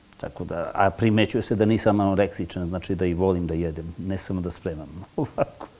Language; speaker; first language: Serbian; non-native, local second language; Gurani